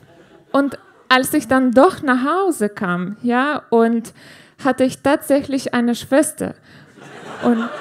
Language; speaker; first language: German; non-native, fluent; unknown